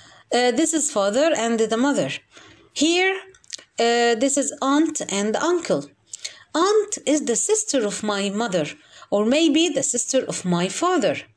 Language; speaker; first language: English; non-native, fluent; Arabic